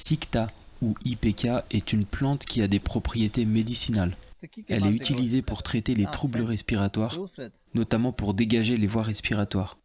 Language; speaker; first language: French; native; French